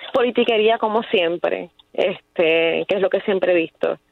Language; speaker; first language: Spanish; native; Spanish